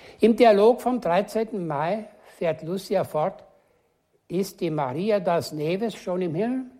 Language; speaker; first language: German; native; German